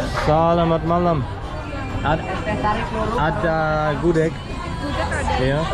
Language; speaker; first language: Indonesian; non-native, learner; German